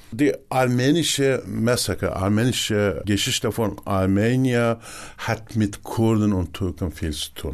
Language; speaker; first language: German; non-native, learner; Kurdish